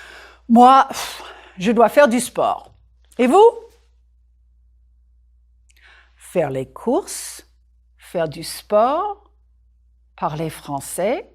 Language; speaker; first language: French; non-native, fluent; English